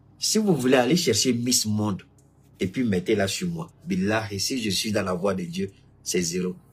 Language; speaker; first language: French; non-native, local second language; Bambara